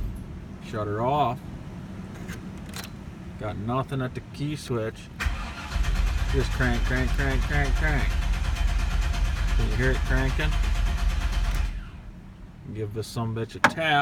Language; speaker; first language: English; native; English